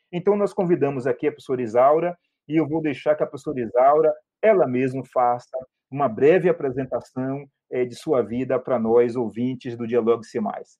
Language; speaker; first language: Portuguese; native; Portuguese